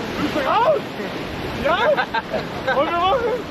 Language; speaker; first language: German; native; German